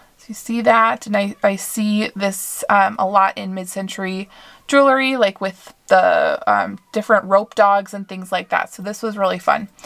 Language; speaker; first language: English; native; English